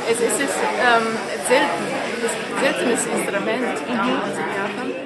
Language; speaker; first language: German; non-native, fluent; Japanese